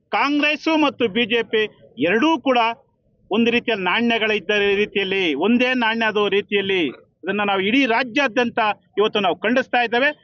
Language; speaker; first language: Kannada; native; Kannada